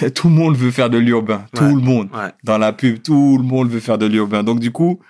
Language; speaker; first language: French; native; French